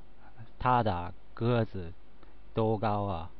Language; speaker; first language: Chinese; non-native, learner; Japanese